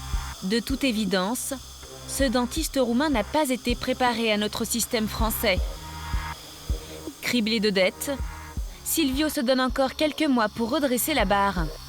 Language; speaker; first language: French; native; French